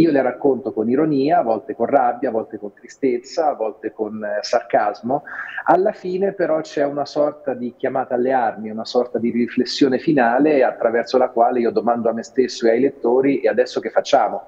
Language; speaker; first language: Italian; native; Italian